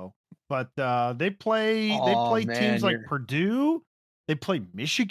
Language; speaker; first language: English; native; English